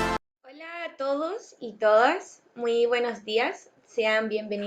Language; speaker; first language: Spanish; native; Spanish